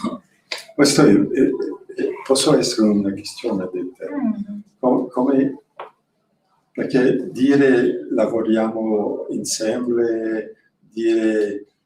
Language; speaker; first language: Italian; non-native, learner; French